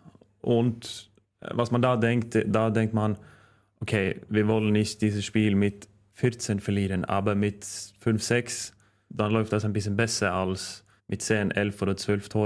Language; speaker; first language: German; non-native, fluent; Norwegian